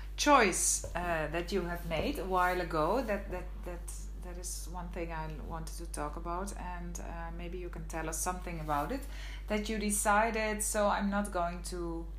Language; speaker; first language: English; non-native, fluent; Dutch